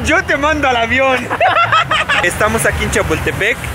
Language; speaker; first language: Spanish; non-native, learner; Arabic